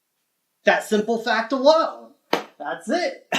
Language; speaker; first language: English; native; English